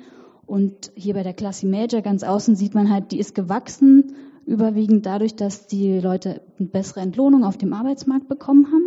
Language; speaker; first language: German; native; German